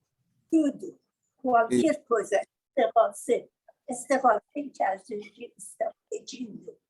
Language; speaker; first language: Portuguese; non-native, learner; Persian